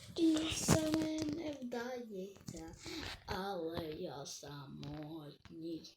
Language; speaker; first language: Czech; non-native, learner; Ukrainian